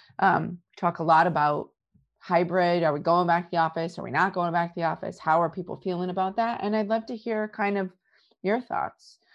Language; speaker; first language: English; native; English